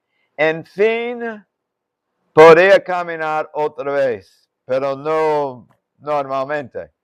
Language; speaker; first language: Spanish; non-native, fluent; English